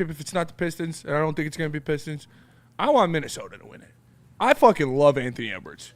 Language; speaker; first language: English; native; English